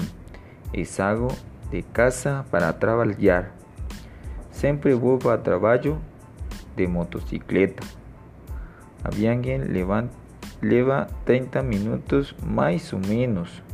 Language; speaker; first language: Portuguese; non-native, learner; Spanish